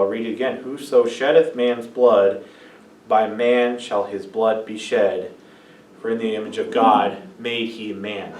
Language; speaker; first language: English; native; English